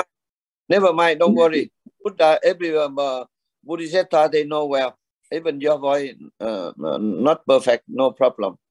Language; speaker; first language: English; non-native, learner; Vietnamese